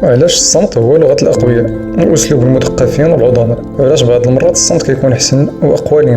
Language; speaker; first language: Arabic; native; Arabic